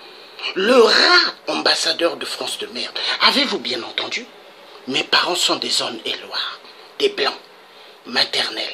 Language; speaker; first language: French; non-native, local second language; Kongo